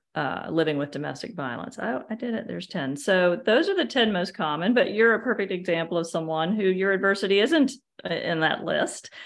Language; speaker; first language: English; native; English